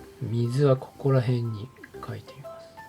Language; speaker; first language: Japanese; native; Japanese